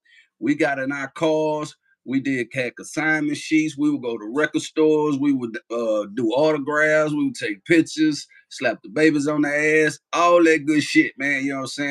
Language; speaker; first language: English; native; English